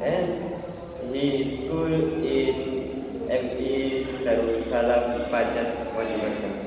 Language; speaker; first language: English; non-native, learner; Indonesian